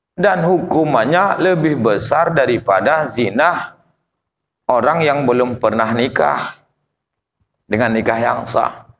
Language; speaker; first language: Malay; native; Malay